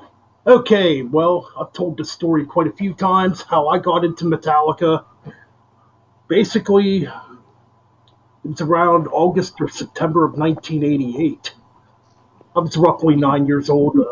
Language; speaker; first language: English; native; English